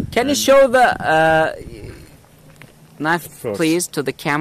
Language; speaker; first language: English; non-native, learner; Turkish